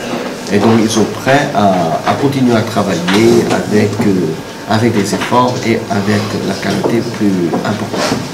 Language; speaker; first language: French; non-native, fluent; Chinese